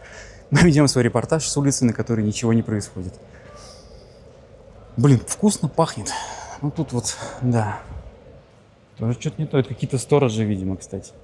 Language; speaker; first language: Russian; native; Russian